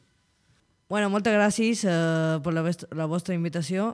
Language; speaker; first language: Catalan; non-native, local second language; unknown